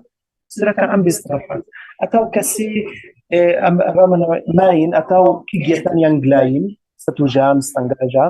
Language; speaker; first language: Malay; non-native, learner; Arabic